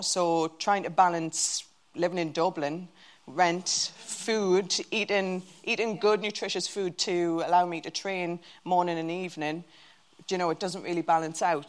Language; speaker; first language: English; native; English